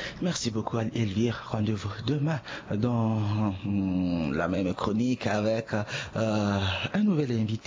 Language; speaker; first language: French; native; French